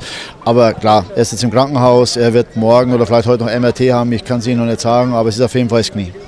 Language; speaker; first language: German; native; German